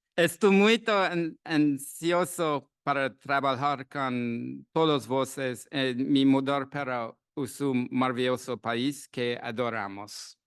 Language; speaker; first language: Spanish; non-native, learner; English